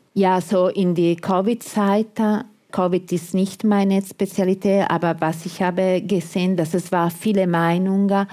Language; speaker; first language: German; non-native, fluent; Italian